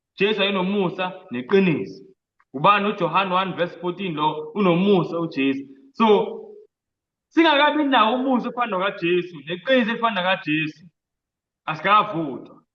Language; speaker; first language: Zulu; native; Zulu